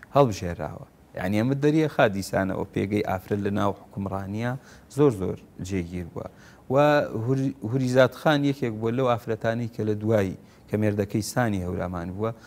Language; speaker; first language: Central Kurdish; non-native, local second language; Gurani